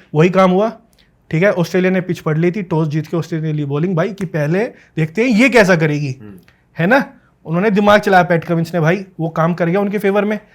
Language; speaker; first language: Hindi; native; Hindi